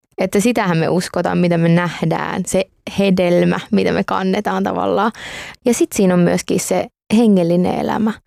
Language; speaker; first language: Finnish; native; Finnish